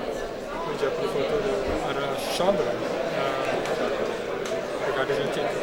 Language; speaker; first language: French; non-native, learner; Japanese